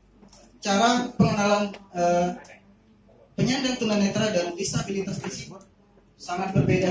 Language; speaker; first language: Indonesian; native; Indonesian